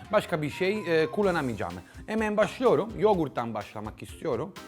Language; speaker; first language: Turkish; non-native, learner; Italian